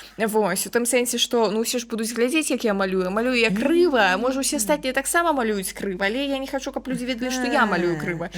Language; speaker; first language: Belarusian; non-native, local second language; Russian